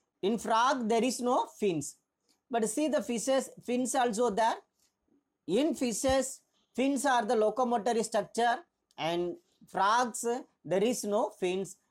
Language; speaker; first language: English; non-native, local second language; Tamil